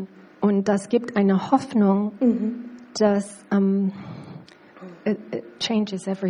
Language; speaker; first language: German; non-native, learner; English